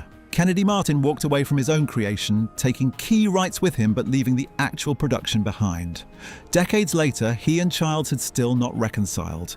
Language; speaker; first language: English; native; English